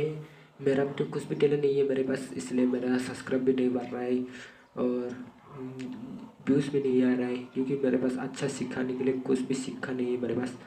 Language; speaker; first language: Hindi; non-native, local second language; Bodo